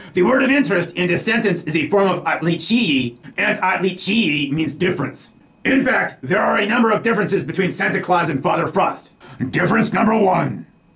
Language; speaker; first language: English; native; English